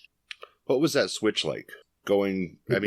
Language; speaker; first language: English; native; English